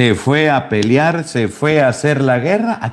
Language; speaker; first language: Spanish; native; Spanish